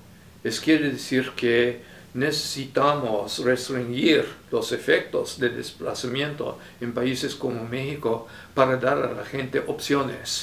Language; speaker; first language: Spanish; non-native, fluent; English